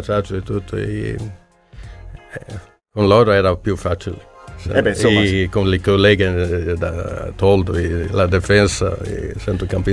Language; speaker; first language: Italian; non-native, learner; Swedish